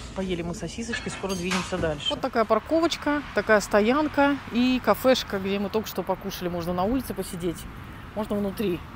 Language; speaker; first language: Russian; native; Russian